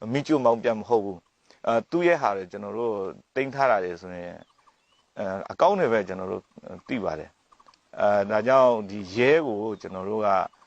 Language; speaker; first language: Burmese; non-native, local second language; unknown